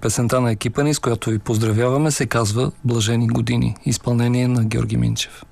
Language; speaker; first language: Bulgarian; native; Bulgarian